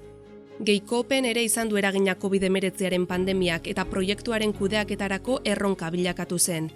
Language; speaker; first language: Basque; native; Basque